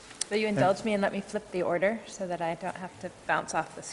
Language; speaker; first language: English; native; English